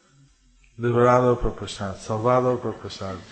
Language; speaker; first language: Spanish; non-native, fluent; English